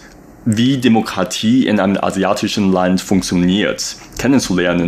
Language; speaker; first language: German; non-native, fluent; Chinese